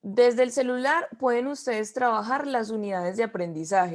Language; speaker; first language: Spanish; native; Spanish